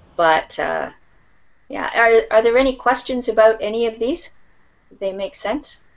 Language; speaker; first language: English; native; English